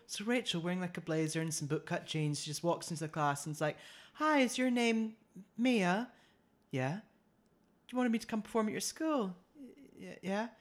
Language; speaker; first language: English; native; English